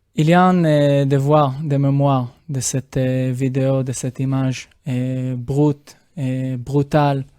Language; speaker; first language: French; non-native, fluent; Hebrew